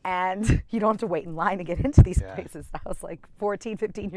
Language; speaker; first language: English; native; English